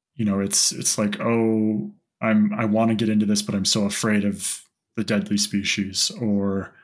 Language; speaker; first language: English; native; English